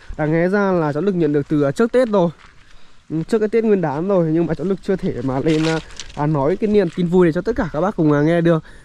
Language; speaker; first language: Vietnamese; native; Vietnamese